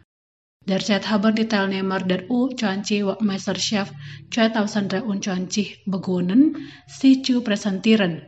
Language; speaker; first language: German; non-native, fluent; Indonesian